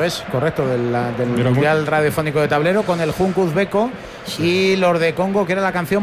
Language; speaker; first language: Spanish; native; Spanish